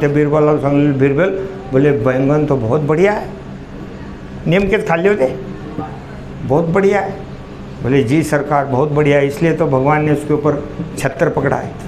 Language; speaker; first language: Hindi; non-native, local second language; Marathi